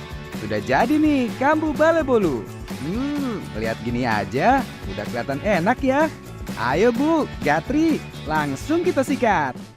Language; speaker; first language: Indonesian; native; Indonesian